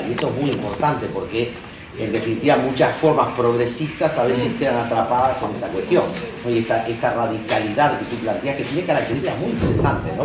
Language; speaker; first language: Spanish; native; Spanish